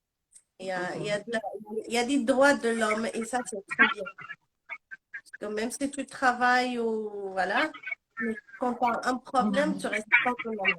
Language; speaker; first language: French; non-native, local second language; Arabic